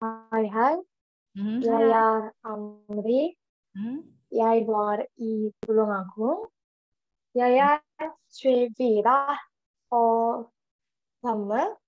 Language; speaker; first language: Norwegian; non-native, learner; Indonesian